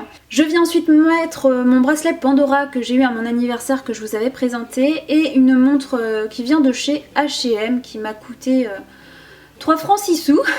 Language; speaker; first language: French; native; French